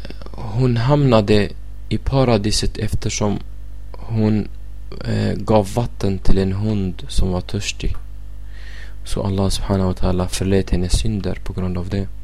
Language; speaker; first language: Swedish; non-native, fluent; Arabic